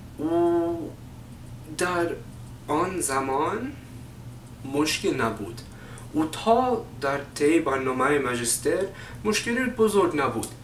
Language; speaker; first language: Persian; non-native, learner; English